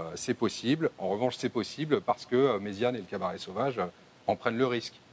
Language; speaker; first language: French; native; French